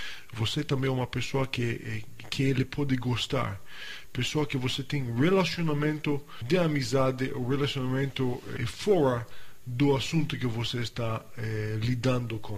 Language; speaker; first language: Portuguese; non-native, fluent; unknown